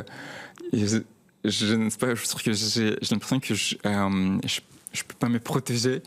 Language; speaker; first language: French; non-native, fluent; Chechen